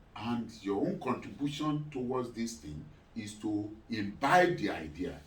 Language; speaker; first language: English; non-native, local second language; Yoruba